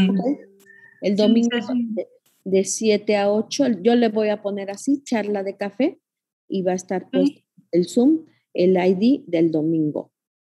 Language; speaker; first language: Spanish; native; Spanish